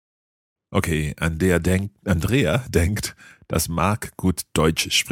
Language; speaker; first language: German; non-native, fluent; English